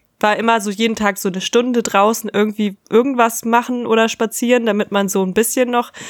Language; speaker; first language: German; native; German